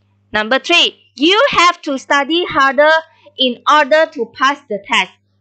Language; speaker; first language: English; non-native, fluent; Indonesian